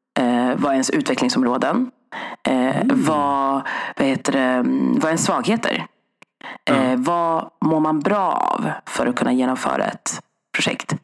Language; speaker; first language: Swedish; early bilingual, other home language; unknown